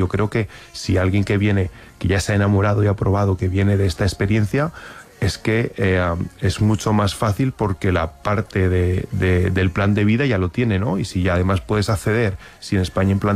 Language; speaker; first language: Spanish; native; Spanish